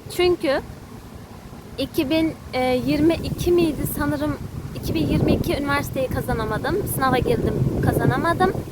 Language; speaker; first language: Turkish; early bilingual, heritage; Uzbek